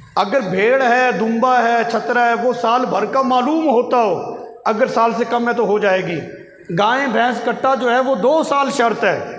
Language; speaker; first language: Urdu; non-native, local second language; Punjabi